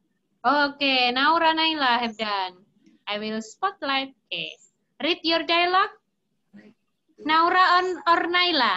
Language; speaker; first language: English; non-native, fluent; Indonesian